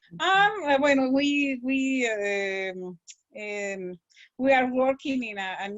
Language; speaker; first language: English; non-native, learner; Spanish